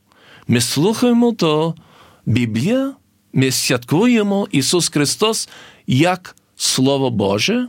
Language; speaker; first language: Ukrainian; early bilingual, heritage; English